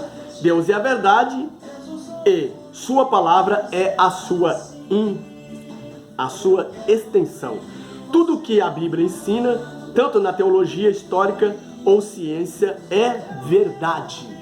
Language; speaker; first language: Portuguese; native; Portuguese